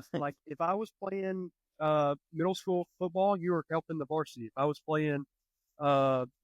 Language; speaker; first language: English; native; English